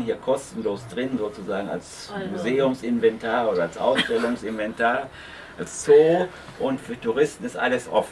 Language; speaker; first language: German; native; German